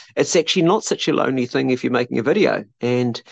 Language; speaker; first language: English; native; English